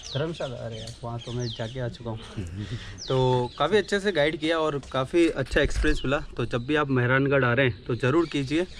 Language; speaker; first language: Hindi; native; Hindi